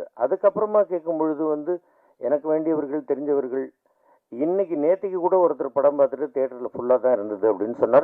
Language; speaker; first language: Tamil; native; Tamil